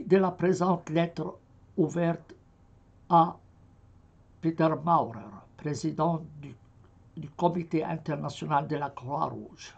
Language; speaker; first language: French; non-native, fluent; Arabic